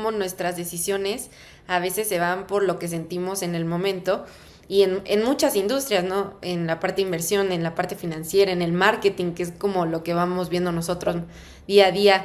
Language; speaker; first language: Spanish; native; Spanish